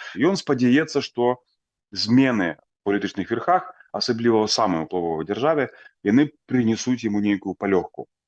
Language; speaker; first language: Belarusian; native; Belarusian